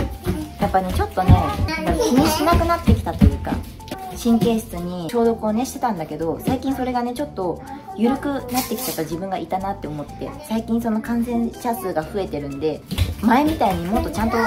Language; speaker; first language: Japanese; native; Japanese